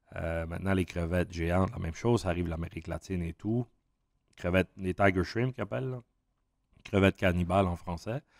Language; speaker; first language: French; native; French